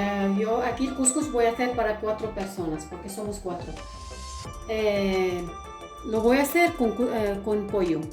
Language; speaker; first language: Spanish; non-native, fluent; Arabic